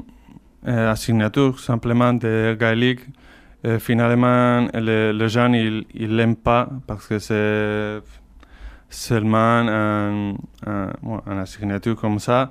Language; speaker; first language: French; non-native, fluent; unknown